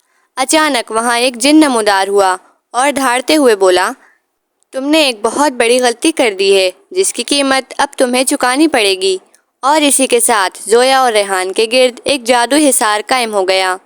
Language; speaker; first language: Urdu; native; Urdu